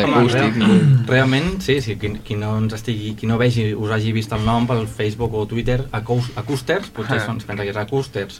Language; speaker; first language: Catalan; native; Catalan